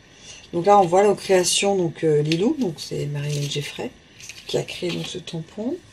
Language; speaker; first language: French; native; French